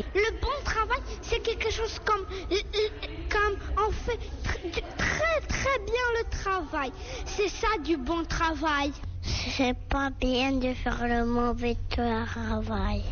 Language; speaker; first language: French; non-native, local second language; Arabic